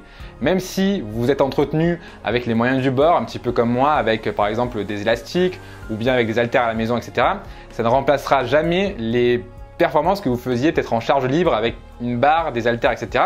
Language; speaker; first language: French; native; French